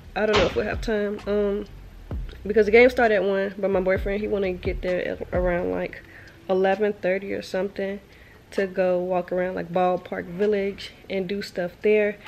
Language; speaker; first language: English; native; English